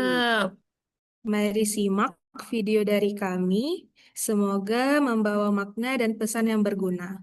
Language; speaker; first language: Indonesian; native; Indonesian